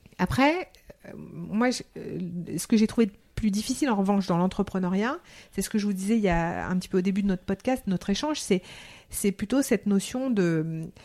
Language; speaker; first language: French; early bilingual, heritage; French